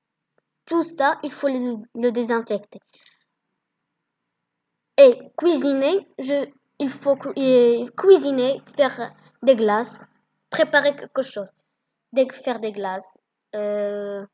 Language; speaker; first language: French; non-native, learner; Arabic